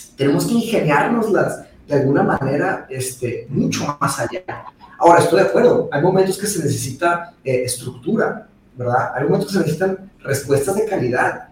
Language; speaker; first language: Spanish; early bilingual, other home language; Portuguese